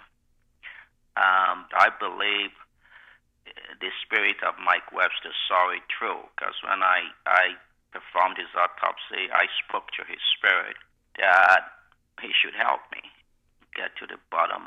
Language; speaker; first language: English; non-native, local second language; Igbo